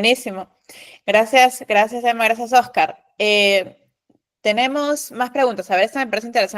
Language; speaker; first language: Spanish; native; Spanish